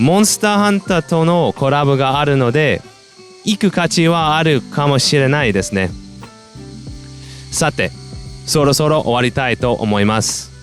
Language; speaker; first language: Japanese; non-native, fluent; English